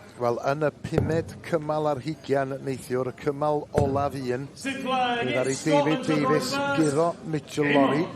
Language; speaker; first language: Welsh; native; Welsh